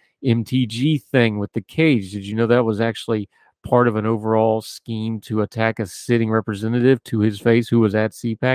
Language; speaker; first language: English; native; English